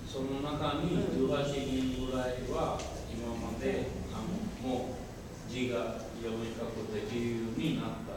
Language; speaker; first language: Japanese; non-native, learner; Bangla